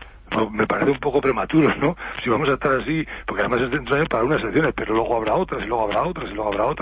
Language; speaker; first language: Spanish; native; Spanish